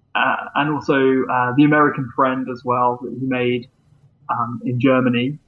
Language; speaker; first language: English; native; English